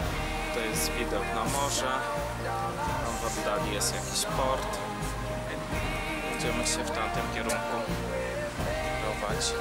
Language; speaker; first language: Polish; native; Polish